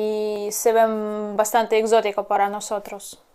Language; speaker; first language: Spanish; non-native, fluent; Russian